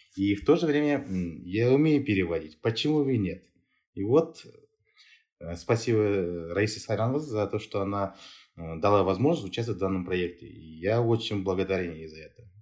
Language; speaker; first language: Russian; non-native, local second language; Kazakh